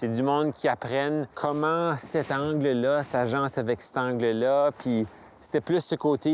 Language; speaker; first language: French; native; French